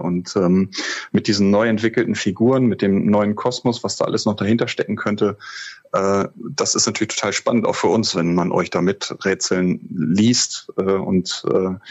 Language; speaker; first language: German; native; German